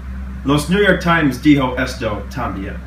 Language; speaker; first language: Spanish; non-native, learner; English